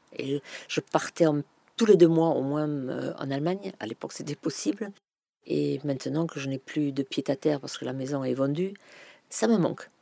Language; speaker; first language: French; non-native, fluent; German